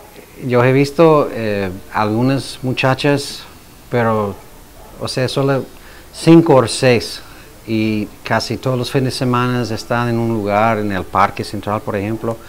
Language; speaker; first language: Spanish; non-native, fluent; English